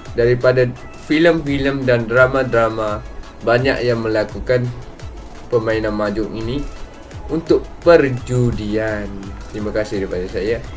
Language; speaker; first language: Malay; native; Malay